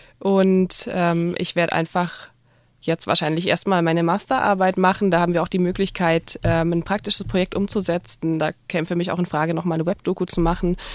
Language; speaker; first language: German; native; German